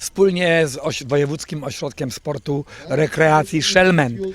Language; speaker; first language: Polish; native; Polish